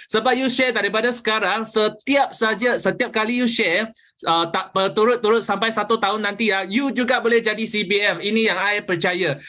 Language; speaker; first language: Malay; non-native, local second language; Chinese